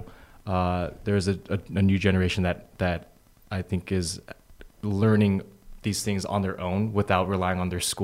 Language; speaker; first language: English; native; English